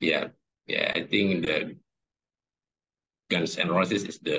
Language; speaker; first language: English; non-native, fluent; Indonesian